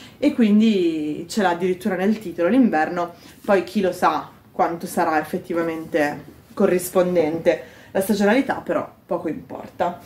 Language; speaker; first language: Italian; native; Italian